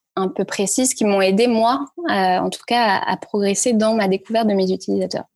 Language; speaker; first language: French; native; French